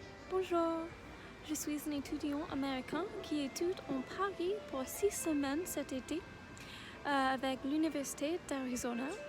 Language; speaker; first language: French; non-native, learner; English